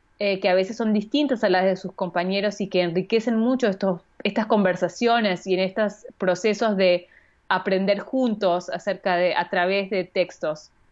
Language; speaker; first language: Spanish; early bilingual, heritage; Spanish